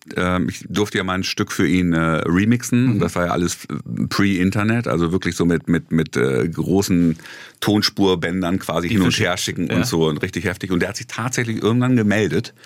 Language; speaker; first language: German; native; German